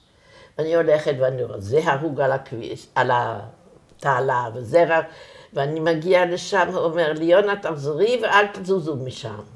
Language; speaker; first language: Hebrew; non-native, fluent; German